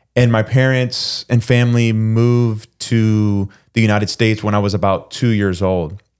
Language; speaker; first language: English; early bilingual, other home language; Spanish